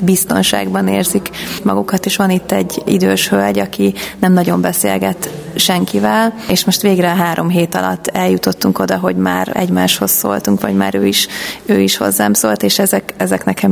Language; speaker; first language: Hungarian; native; Hungarian